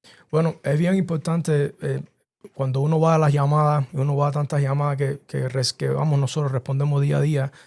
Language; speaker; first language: Spanish; early bilingual, other home language; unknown